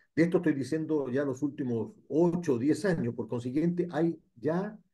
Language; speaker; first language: Spanish; native; Spanish